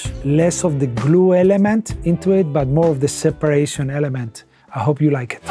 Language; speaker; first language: English; non-native, fluent; Spanish